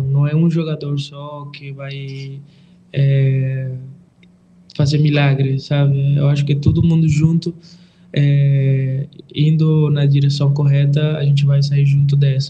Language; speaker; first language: Portuguese; non-native, fluent; Spanish